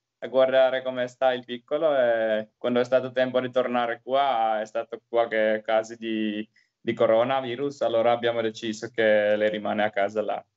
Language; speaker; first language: Italian; non-native, learner; Finnish